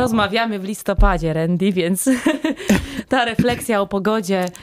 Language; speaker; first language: Polish; native; Polish